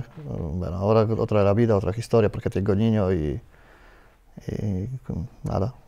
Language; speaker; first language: Spanish; non-native, learner; Polish